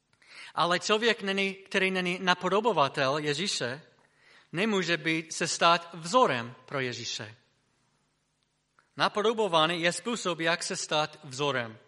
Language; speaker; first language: Czech; non-native, fluent; English